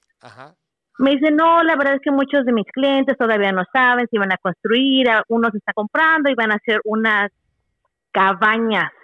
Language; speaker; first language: Spanish; native; Spanish